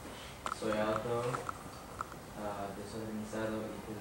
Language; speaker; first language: Spanish; non-native, learner; English